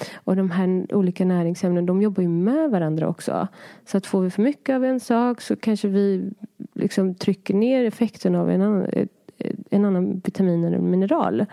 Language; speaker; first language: Swedish; early bilingual, other home language; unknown